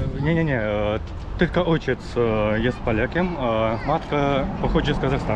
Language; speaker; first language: Polish; early bilingual, heritage; Russian